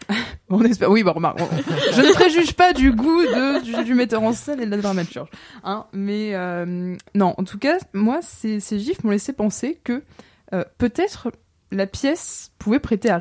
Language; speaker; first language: French; native; French